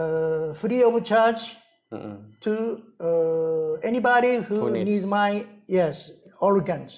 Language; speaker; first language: English; non-native, learner; Japanese